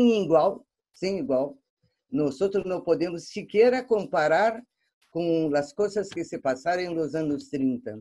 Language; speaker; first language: Spanish; non-native, fluent; Portuguese